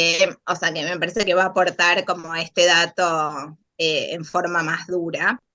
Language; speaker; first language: Spanish; native; Spanish